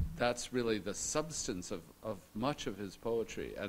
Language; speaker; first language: English; native; English